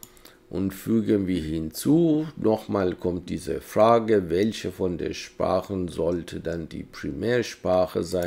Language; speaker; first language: German; non-native, fluent; Persian